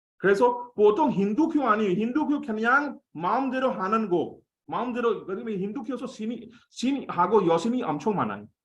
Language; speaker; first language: Korean; non-native, fluent; Hindi